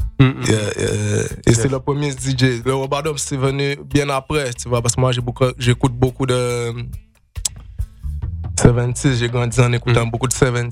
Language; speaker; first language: French; native; French